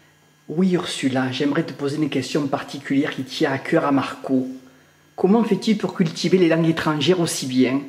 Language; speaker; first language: French; native; French